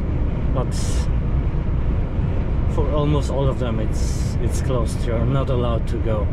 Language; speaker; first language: English; non-native, fluent; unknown